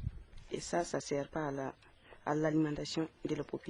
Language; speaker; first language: French; non-native, local second language; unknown